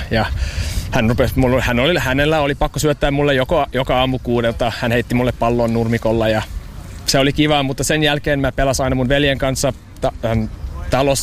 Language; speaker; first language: Finnish; non-native, learner; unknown